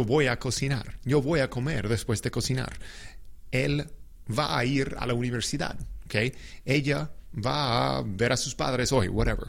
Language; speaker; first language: Spanish; non-native, fluent; English